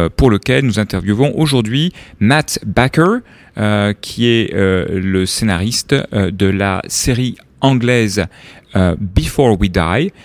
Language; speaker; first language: French; native; French